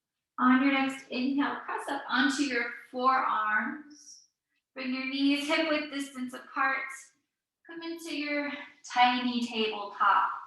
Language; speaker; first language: English; native; English